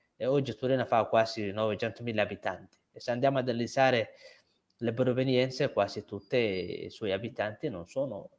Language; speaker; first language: Italian; non-native, fluent; Somali